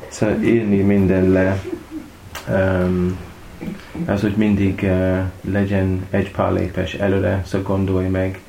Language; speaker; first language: Hungarian; non-native, learner; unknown